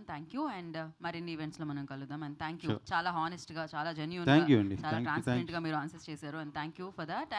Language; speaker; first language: Telugu; native; Telugu